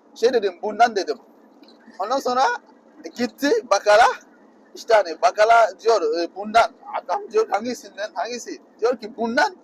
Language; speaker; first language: Turkish; non-native, fluent; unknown